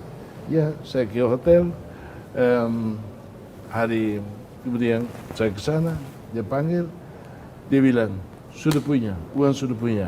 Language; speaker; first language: Indonesian; non-native, fluent; Tetum